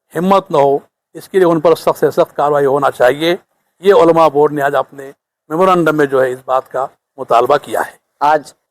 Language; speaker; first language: Urdu; native; Urdu